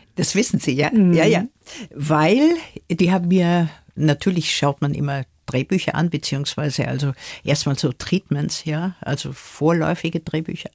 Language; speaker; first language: German; native; German